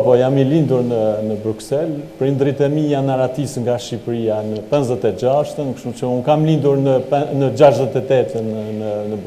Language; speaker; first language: Albanian; early bilingual, heritage; Albanian